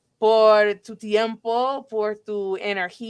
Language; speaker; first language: Spanish; non-native, fluent; English